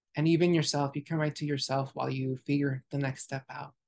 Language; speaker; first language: English; early bilingual, other home language; Spanish